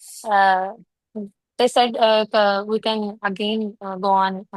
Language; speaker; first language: English; non-native, local second language; Hindi